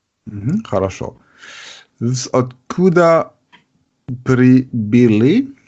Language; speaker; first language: Russian; non-native, learner; German